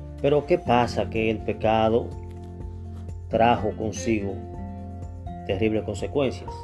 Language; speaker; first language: Spanish; native; Spanish